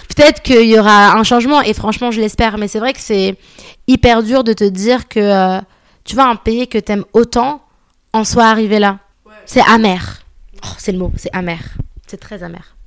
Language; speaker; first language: French; early bilingual, other home language; Arabic